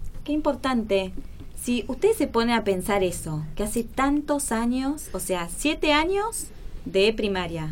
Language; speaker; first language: Spanish; native; Spanish